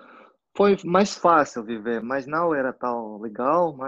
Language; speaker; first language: Portuguese; non-native, fluent; Russian